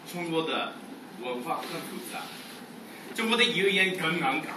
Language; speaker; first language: Chinese; non-native, fluent; English